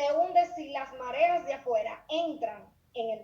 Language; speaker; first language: Spanish; native; Spanish